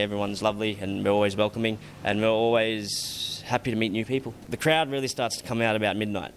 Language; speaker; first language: English; early bilingual, other home language; Thai